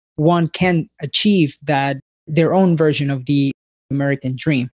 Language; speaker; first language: English; early bilingual, other home language; Spanish